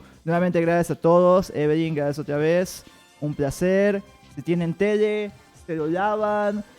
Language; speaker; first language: Spanish; native; Spanish